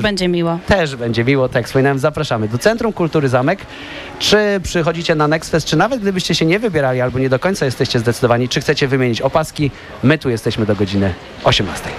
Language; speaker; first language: Polish; native; Polish